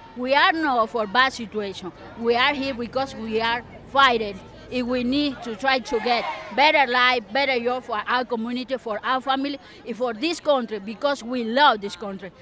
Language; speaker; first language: English; non-native, learner; Spanish